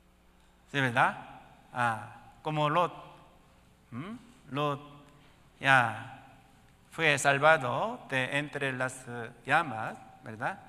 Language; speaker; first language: Spanish; non-native, learner; Korean